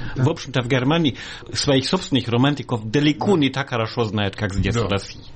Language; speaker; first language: Russian; non-native, fluent; German